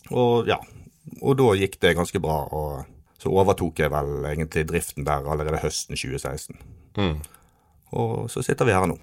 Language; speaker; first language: Norwegian; native; Norwegian